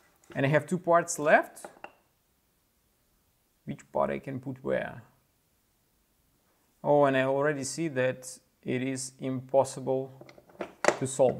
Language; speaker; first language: English; non-native, fluent; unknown